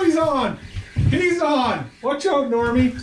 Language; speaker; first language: English; native; English